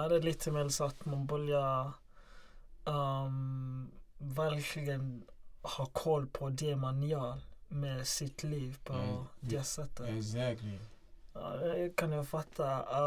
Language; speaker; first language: Swedish; non-native, local second language; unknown